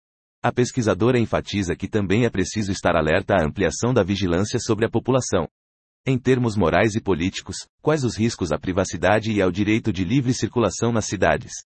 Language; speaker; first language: Portuguese; native; Portuguese